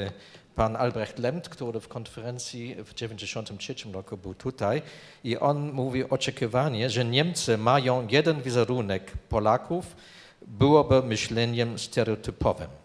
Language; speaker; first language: Polish; non-native, fluent; German